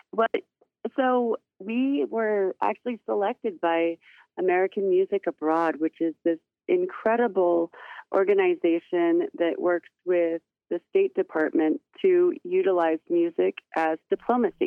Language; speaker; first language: English; native; English